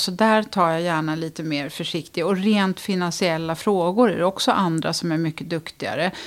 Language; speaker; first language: Swedish; native; Swedish